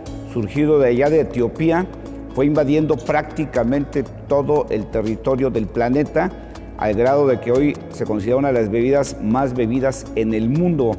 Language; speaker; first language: Spanish; native; Spanish